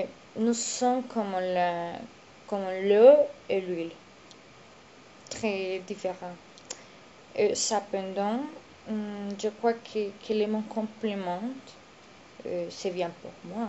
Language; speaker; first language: French; non-native, learner; Spanish